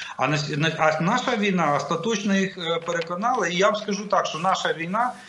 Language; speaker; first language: Ukrainian; non-native, local second language; Russian